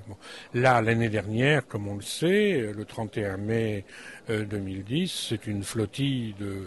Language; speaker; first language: French; native; French